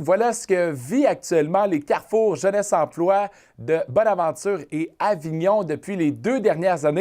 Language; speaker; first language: French; native; French